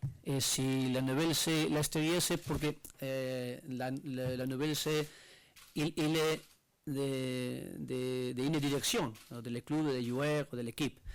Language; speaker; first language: French; non-native, learner; Spanish